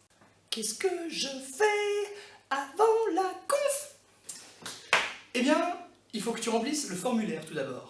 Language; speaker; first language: French; native; French